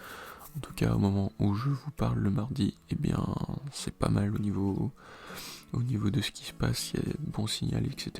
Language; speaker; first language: French; native; French